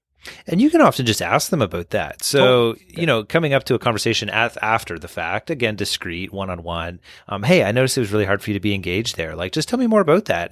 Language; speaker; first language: English; native; English